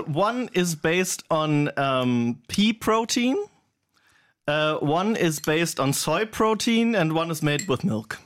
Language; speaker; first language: English; non-native, fluent; German